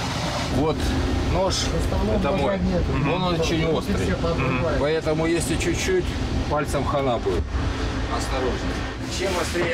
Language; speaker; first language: Russian; native; Russian